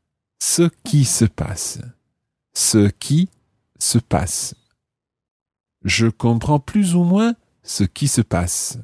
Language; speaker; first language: French; non-native, fluent; English